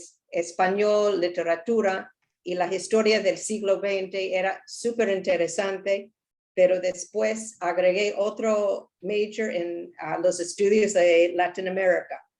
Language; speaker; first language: Spanish; non-native, learner; English